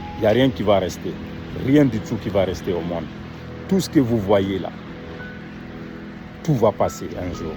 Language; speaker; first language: French; non-native, local second language; Fula